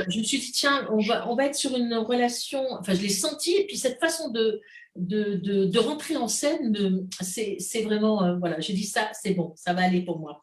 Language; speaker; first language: French; native; French